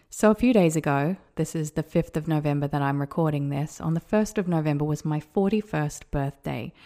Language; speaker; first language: English; native; English